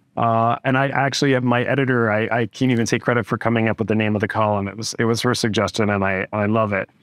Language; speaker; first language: English; native; English